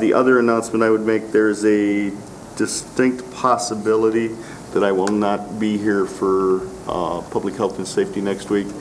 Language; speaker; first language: English; native; English